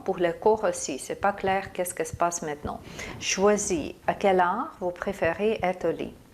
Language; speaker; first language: French; non-native, fluent; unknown